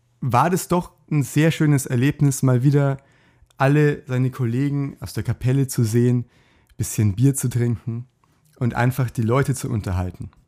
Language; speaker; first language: German; native; German